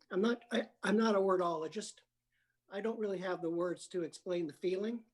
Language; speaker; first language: English; native; English